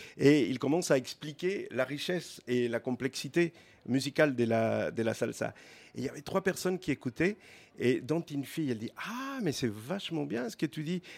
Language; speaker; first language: French; non-native, fluent; Spanish